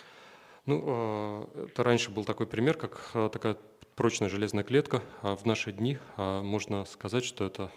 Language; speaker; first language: Russian; native; Russian